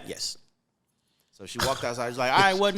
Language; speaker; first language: English; native; English